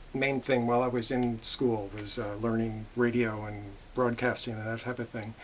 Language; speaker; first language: English; native; English